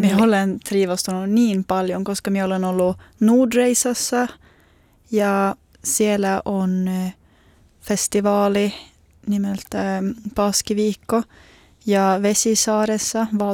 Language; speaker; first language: Finnish; non-native, learner; Swedish